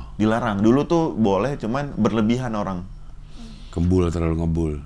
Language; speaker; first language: Indonesian; early bilingual, other home language; Fula